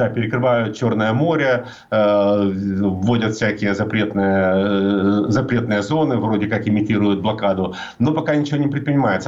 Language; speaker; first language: Russian; native; Russian